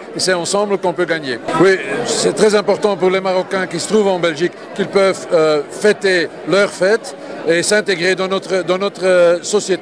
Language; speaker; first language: French; non-native, local second language; Dutch